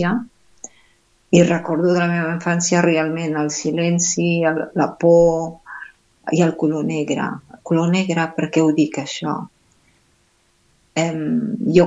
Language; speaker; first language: Catalan; non-native, fluent; Arabic